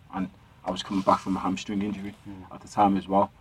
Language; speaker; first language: English; native; English